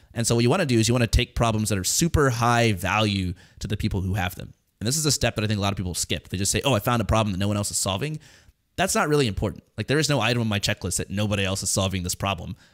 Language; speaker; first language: English; native; English